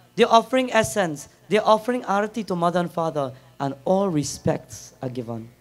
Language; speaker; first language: English; native; English